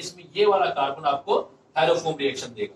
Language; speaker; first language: Hindi; native; Hindi